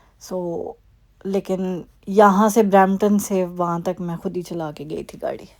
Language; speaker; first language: Urdu; native; Urdu